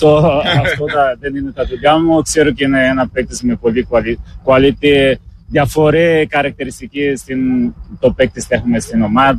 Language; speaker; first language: Greek; non-native, learner; Portuguese